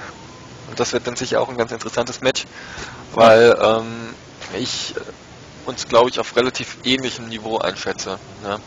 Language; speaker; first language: German; native; German